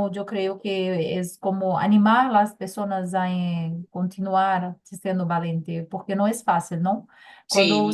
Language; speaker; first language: Spanish; non-native, learner; Portuguese